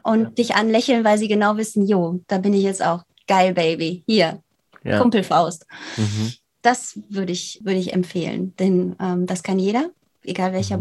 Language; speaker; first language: German; native; German